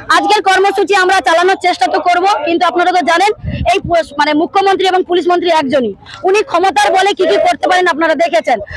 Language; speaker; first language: Bangla; native; Bangla